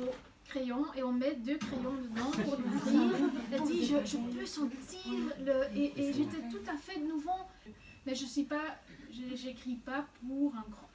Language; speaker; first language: French; non-native, local second language; Dutch